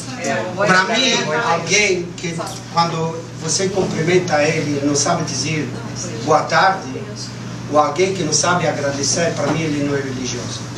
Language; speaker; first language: Portuguese; non-native, fluent; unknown